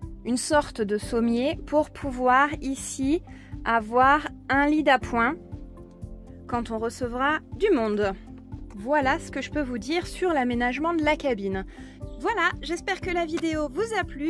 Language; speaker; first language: French; native; French